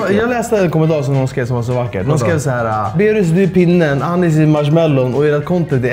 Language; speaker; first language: Swedish; native; Swedish